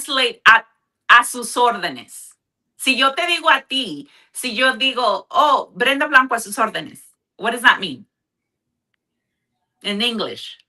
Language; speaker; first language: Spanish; early bilingual, heritage; Spanish